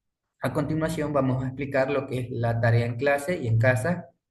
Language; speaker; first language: Spanish; native; Spanish